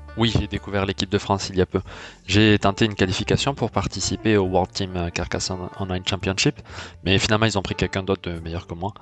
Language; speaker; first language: French; native; French